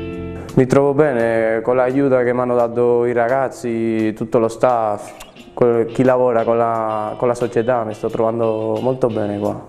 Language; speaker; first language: Italian; non-native, fluent; Spanish